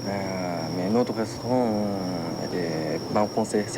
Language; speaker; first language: French; non-native, learner; Japanese